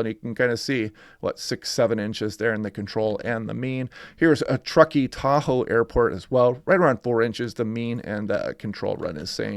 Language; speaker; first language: English; native; English